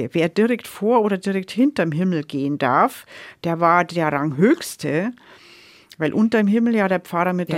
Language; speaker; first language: German; native; German